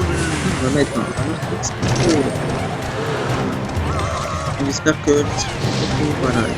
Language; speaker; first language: French; native; French